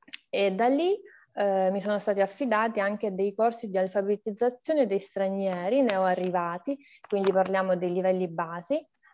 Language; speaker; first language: Italian; non-native, fluent; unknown